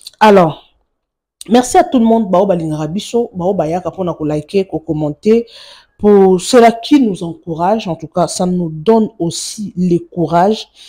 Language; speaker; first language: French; non-native, local second language; Lingala